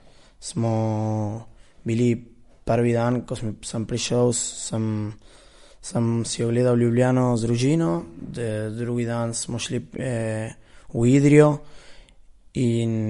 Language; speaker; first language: Slovenian; early bilingual, heritage; Spanish